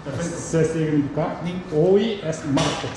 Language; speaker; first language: Spanish; non-native, learner; Korean